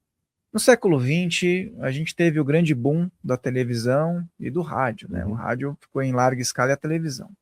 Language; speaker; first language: Portuguese; native; Portuguese